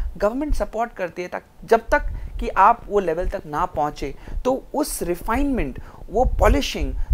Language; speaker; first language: Hindi; non-native, local second language; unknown